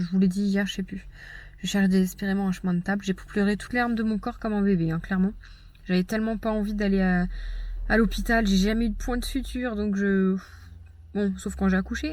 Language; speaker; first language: French; native; French